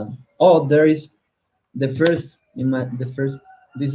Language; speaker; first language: English; non-native, learner; Spanish